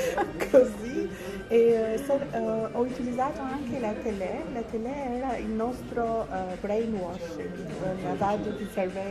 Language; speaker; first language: Italian; non-native, fluent; Albanian